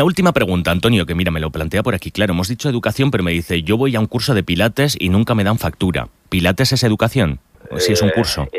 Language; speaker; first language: Spanish; native; Spanish